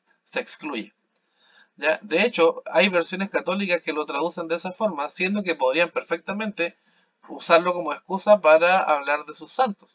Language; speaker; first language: Spanish; native; Spanish